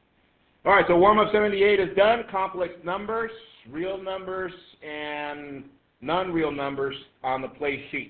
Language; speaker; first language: English; native; English